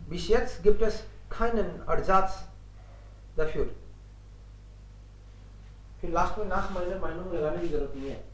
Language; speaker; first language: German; non-native, fluent; Hindi